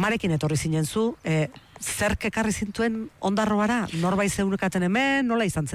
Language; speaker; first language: Basque; native; Basque